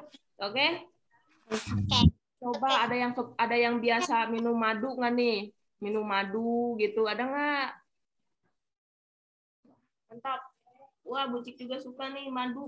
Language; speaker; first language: Indonesian; native; Indonesian